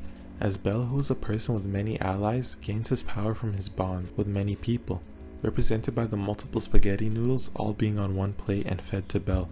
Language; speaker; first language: English; native; English